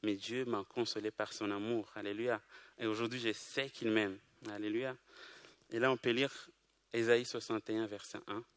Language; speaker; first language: French; non-native, local second language; Kinyarwanda